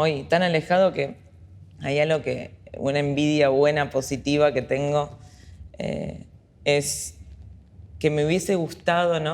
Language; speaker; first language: Spanish; native; Spanish